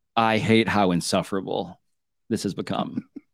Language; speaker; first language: English; early bilingual, other home language; Filipino